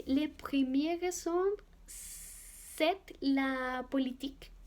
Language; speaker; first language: French; non-native, learner; Spanish